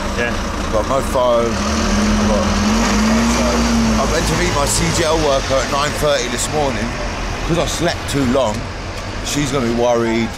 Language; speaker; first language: English; native; English